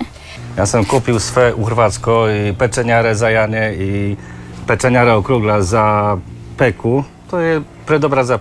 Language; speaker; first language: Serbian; non-native, learner; Polish